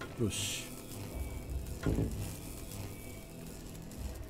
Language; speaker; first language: Japanese; native; Japanese